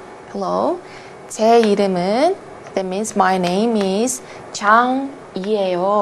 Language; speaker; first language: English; non-native, fluent; Korean